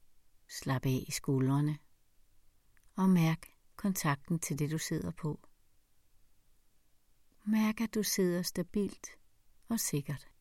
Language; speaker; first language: Danish; native; Danish